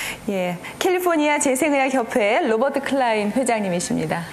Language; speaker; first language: Korean; native; Korean